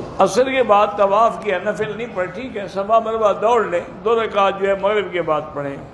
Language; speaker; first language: Urdu; early bilingual, heritage; Urdu